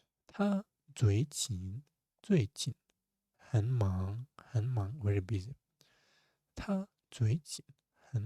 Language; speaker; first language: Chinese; non-native, fluent; Russian